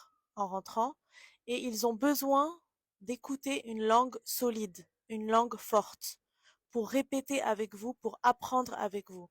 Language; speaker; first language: French; native; French